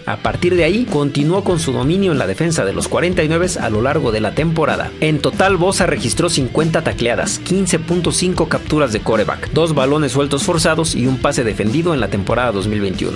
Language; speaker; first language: Spanish; native; Spanish